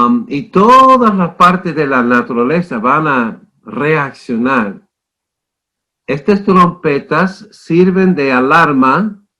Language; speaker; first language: Spanish; non-native, fluent; English